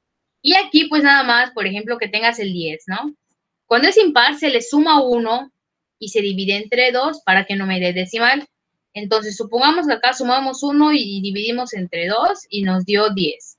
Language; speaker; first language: Spanish; native; Spanish